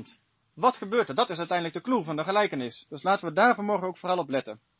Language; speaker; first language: Dutch; native; Dutch